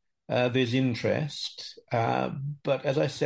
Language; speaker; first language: English; native; English